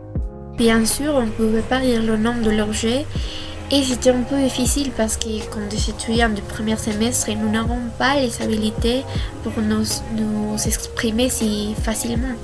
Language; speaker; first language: French; non-native, fluent; Spanish